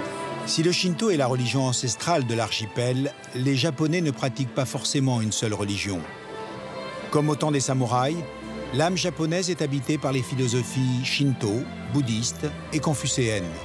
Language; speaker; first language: French; native; French